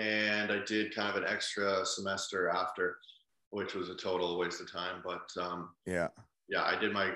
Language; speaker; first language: English; native; English